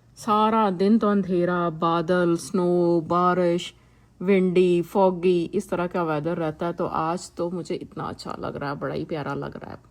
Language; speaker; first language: Urdu; native; Urdu